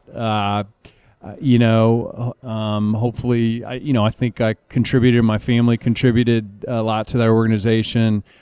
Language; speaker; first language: English; native; English